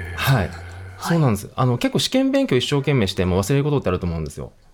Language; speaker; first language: Japanese; native; Japanese